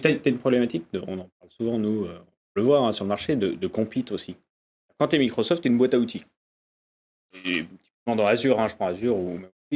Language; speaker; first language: French; native; French